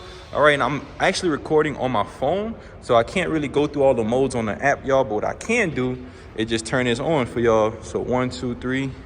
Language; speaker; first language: English; native; English